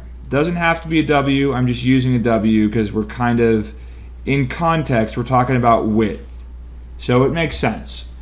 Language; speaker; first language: English; native; English